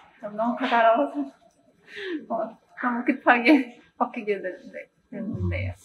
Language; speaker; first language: Korean; non-native, learner; Russian